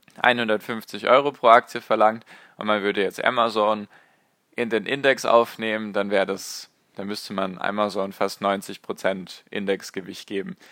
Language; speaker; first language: German; native; German